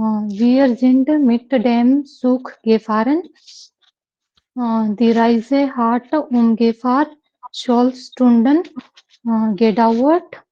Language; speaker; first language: German; non-native, learner; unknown